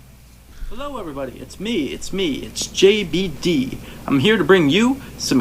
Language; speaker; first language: English; native; English